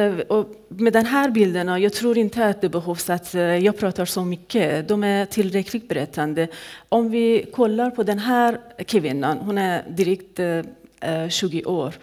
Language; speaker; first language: Swedish; non-native, fluent; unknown